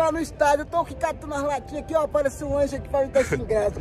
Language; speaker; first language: Portuguese; native; Portuguese